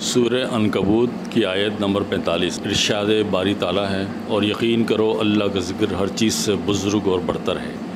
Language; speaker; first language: Urdu; native; Urdu